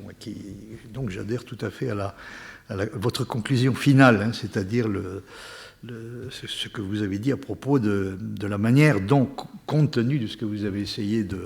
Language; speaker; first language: French; native; French